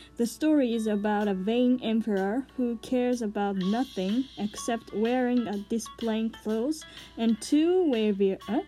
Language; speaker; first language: English; non-native, learner; Japanese